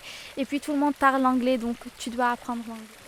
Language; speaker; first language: French; non-native, local second language; Arabic